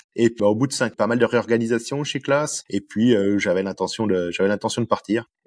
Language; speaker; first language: French; native; French